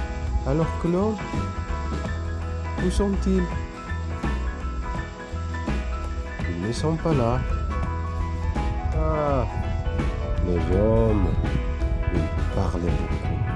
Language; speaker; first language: French; non-native, fluent; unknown